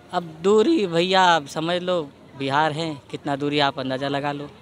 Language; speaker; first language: Hindi; native; Hindi